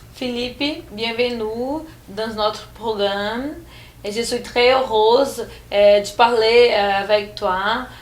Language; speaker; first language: French; non-native, fluent; Portuguese